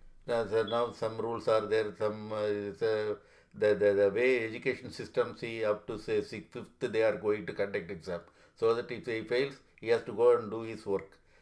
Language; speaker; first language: English; non-native, local second language; Tamil